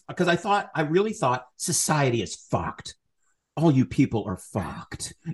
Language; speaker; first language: English; native; English